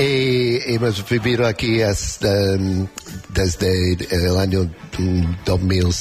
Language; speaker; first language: Spanish; non-native, learner; English